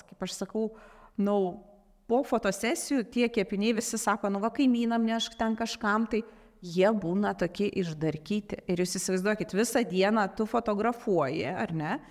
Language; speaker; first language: Lithuanian; native; Lithuanian